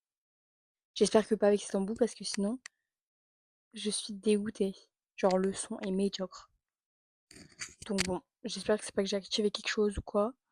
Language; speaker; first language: French; native; French